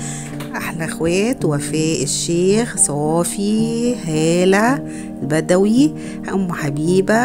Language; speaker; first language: Arabic; native; Arabic